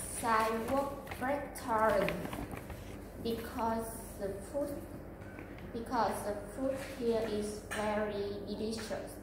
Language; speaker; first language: English; non-native, learner; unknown